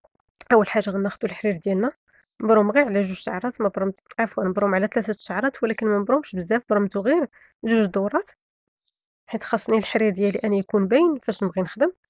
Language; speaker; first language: Arabic; native; Arabic